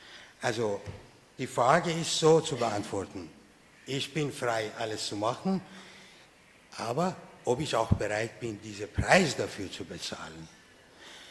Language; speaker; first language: German; non-native, fluent; Persian